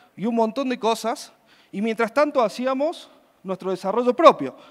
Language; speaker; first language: Spanish; native; Spanish